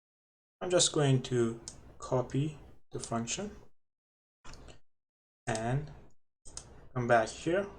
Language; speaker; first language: English; non-native, fluent; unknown